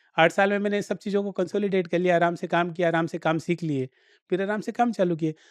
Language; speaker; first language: Hindi; native; Hindi